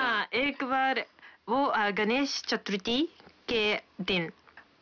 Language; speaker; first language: Hindi; non-native, fluent; Japanese